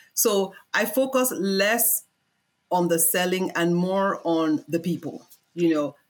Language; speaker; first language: English; non-native, local second language; Yoruba